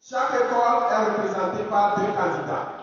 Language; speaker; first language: French; non-native, fluent; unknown